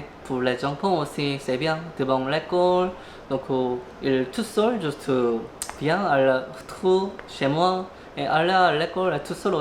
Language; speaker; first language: French; non-native, learner; Korean